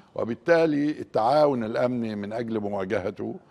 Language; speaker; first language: Arabic; native; Arabic